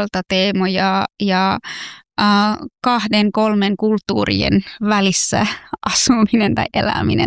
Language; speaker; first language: Finnish; non-native, fluent; Persian